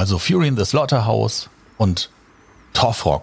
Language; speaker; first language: German; native; German